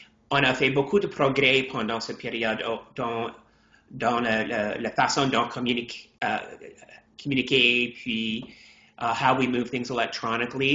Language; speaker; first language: French; non-native, fluent; English